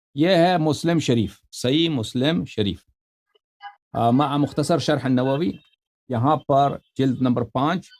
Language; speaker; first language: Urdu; non-native, fluent; Persian